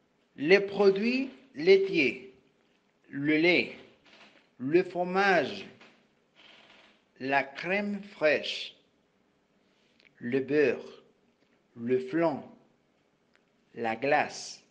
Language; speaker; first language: French; non-native, fluent; Spanish